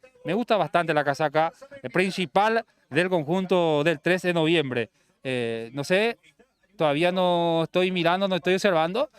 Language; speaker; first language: Spanish; native; Spanish